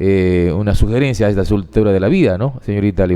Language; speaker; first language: Spanish; native; Spanish